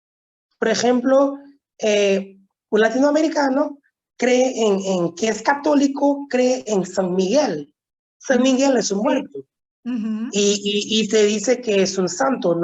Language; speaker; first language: Spanish; non-native, local second language; Haitian Creole